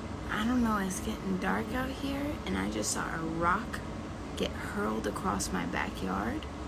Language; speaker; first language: English; native; English